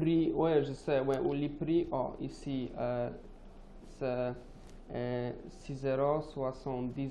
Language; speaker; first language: French; non-native, learner; Polish